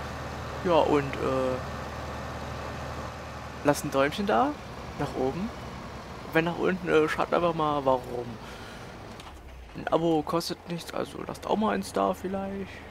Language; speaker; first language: German; native; German